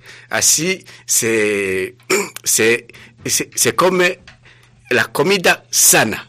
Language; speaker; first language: Spanish; non-native, fluent; Rundi